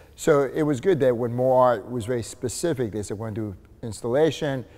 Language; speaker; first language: English; native; English